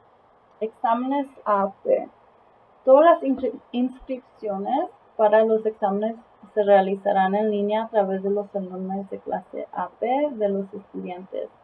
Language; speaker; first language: Spanish; early bilingual, heritage; Spanish